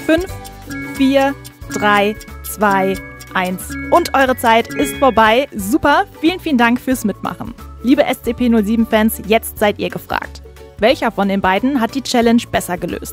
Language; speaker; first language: German; native; German